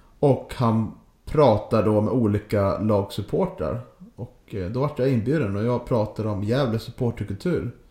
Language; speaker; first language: Swedish; native; Swedish